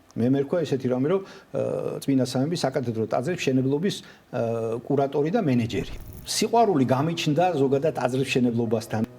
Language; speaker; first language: Georgian; native; Georgian